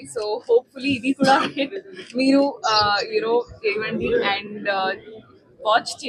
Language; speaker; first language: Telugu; non-native, learner; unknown